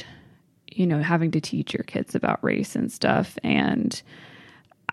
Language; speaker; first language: English; native; English